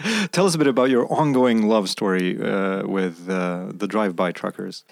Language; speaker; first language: English; non-native, fluent; Swedish